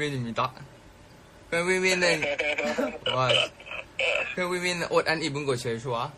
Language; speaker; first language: Korean; non-native, fluent; Thai